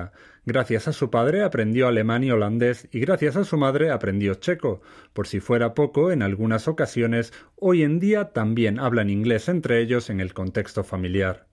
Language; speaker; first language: Spanish; native; Spanish